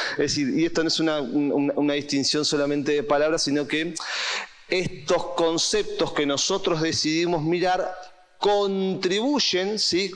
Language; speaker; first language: Spanish; native; Spanish